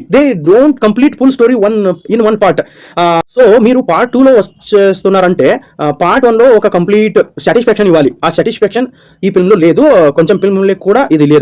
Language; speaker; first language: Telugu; non-native, learner; Kannada